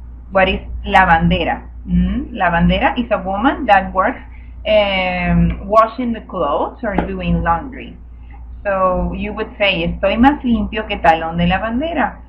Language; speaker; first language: English; non-native, fluent; Spanish